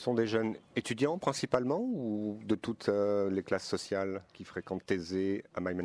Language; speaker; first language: French; native; French